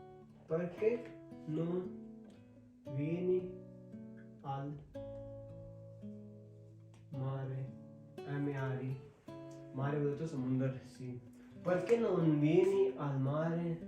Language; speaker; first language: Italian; non-native, fluent; Hindi